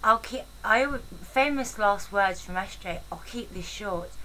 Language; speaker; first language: English; native; English